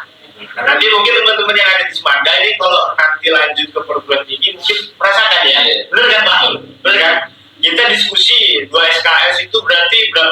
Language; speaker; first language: Indonesian; native; Indonesian